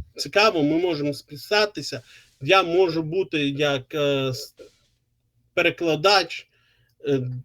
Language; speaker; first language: Ukrainian; non-native, local second language; Russian